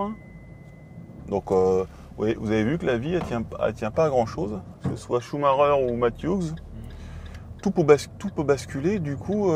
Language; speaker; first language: French; native; French